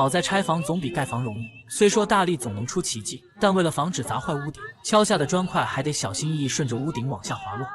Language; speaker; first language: Chinese; native; Chinese